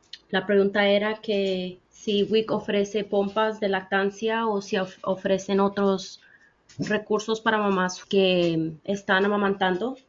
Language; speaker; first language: Spanish; early bilingual, heritage; Spanish